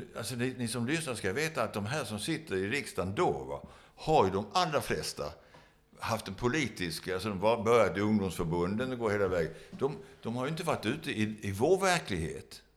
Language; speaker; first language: Swedish; native; Swedish